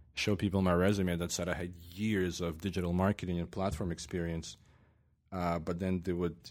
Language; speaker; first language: English; non-native, fluent; Ukrainian